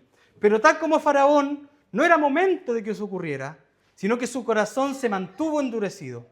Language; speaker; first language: Spanish; native; Spanish